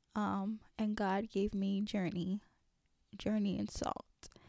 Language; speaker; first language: English; early bilingual, other home language; French